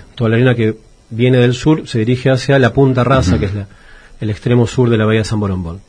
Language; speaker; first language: Spanish; native; Spanish